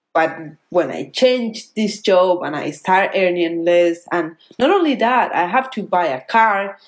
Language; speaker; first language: English; non-native, fluent; Spanish